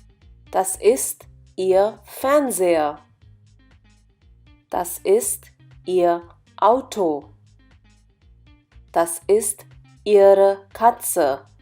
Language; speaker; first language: German; non-native, fluent; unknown